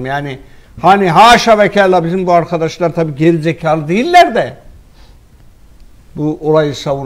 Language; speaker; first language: Turkish; native; Turkish